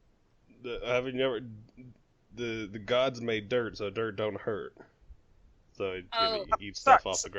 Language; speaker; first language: English; native; English